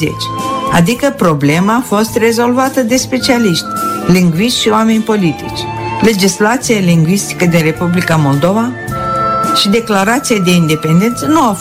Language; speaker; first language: Romanian; non-native, local second language; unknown